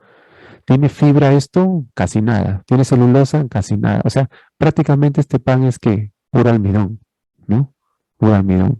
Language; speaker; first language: Spanish; native; Spanish